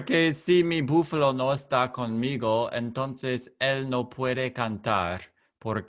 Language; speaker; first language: Spanish; non-native, learner; English